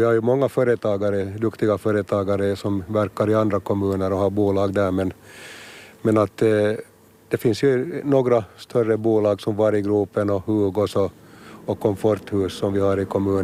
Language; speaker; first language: Swedish; native; Swedish